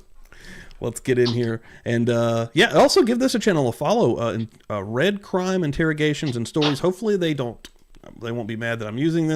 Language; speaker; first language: English; native; English